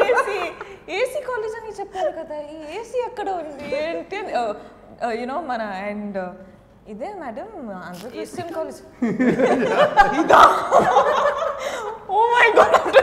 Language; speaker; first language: Telugu; non-native, learner; Kannada